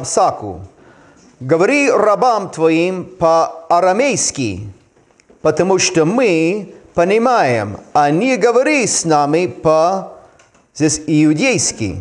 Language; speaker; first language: Russian; non-native, fluent; English